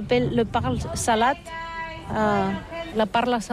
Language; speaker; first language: French; non-native, learner; Catalan